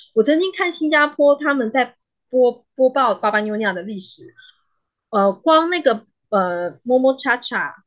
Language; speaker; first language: Chinese; native; Chinese